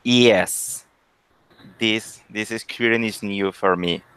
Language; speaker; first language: English; non-native, learner; Spanish